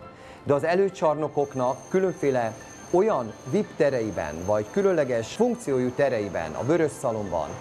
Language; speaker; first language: Hungarian; native; Hungarian